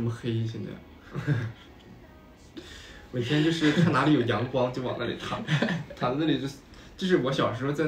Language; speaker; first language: Chinese; native; Chinese